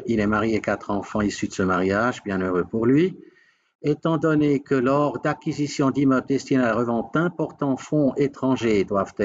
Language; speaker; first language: French; native; French